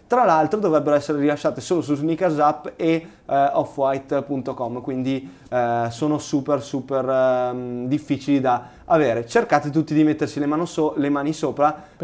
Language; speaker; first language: Italian; native; Italian